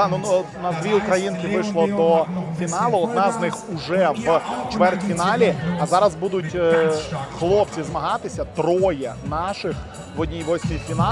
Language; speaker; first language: Ukrainian; native; Ukrainian